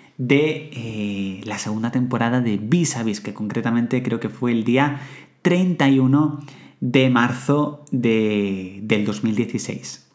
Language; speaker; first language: Spanish; native; Spanish